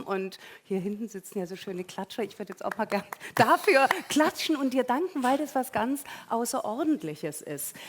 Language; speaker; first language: German; native; German